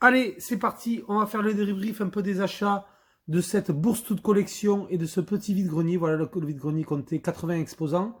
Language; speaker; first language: French; native; French